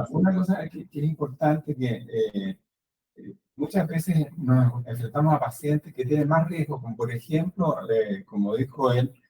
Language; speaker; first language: Spanish; native; Spanish